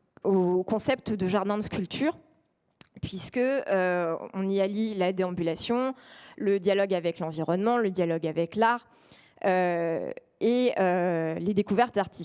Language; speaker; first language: French; native; French